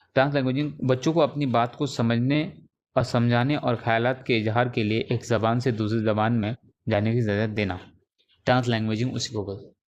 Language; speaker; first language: Urdu; native; Urdu